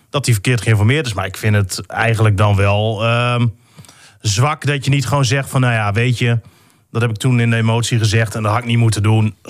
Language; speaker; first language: Dutch; native; Dutch